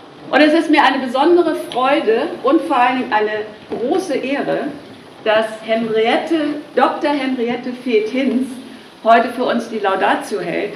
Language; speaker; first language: German; native; German